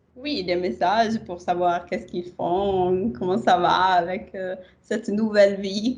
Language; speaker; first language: French; non-native, fluent; Italian